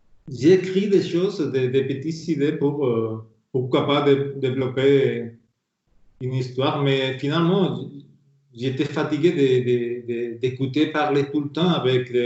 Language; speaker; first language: French; non-native, fluent; Spanish